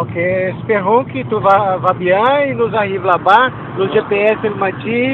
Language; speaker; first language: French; non-native, learner; Portuguese